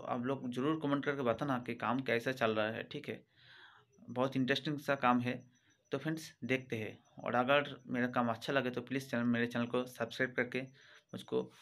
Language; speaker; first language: Hindi; non-native, local second language; Bangla